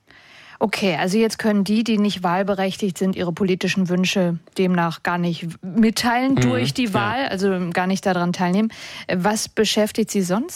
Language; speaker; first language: German; native; German